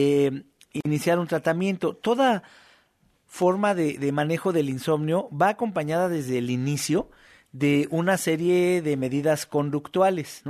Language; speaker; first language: Spanish; native; Spanish